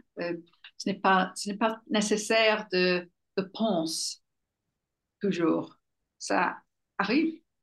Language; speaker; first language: French; non-native, learner; English